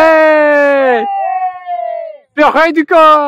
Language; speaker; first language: French; non-native, learner; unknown